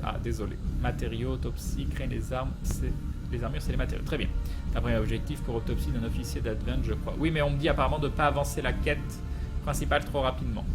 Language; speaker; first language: French; native; French